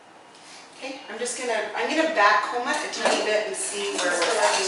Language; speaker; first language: English; native; English